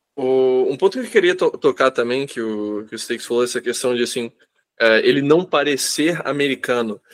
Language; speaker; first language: Portuguese; native; Portuguese